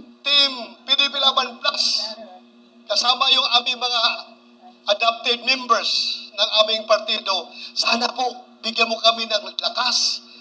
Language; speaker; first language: Filipino; non-native, local second language; Cebuano